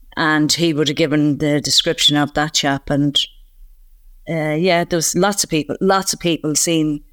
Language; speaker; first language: English; native; English